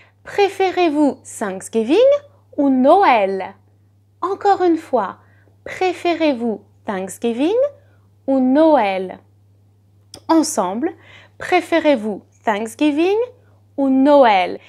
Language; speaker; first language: French; native; French